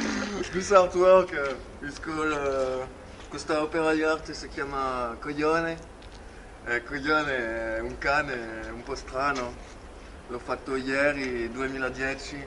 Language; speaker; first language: Italian; non-native, fluent; French